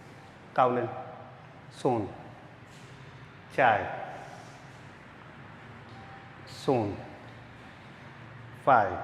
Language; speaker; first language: Vietnamese; non-native, learner; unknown